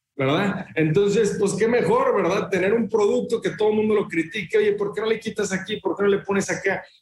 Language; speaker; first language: Spanish; native; Spanish